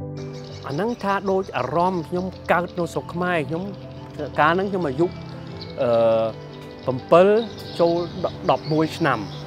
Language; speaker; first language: Khmer; early bilingual, heritage; Khmer